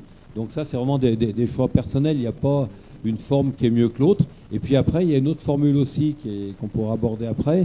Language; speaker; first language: French; native; French